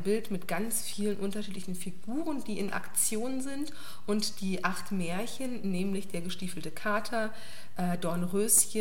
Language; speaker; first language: German; native; German